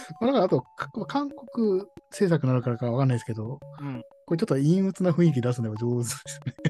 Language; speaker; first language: Japanese; native; Japanese